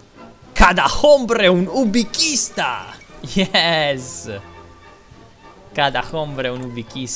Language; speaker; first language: Spanish; non-native, learner; Italian